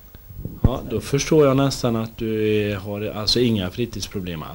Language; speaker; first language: Swedish; native; Swedish